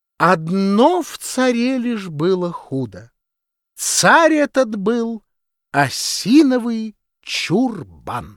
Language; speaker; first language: Russian; native; Russian